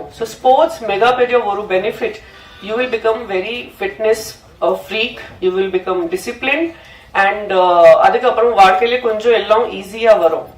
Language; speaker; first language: Tamil; non-native, learner; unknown